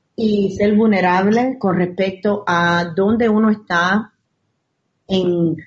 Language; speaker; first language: Spanish; early bilingual, heritage; Spanish